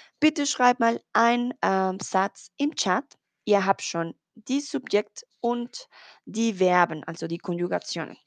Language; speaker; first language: German; non-native, learner; Spanish